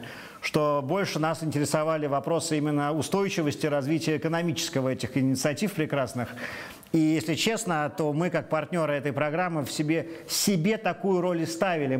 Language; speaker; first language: Russian; native; Russian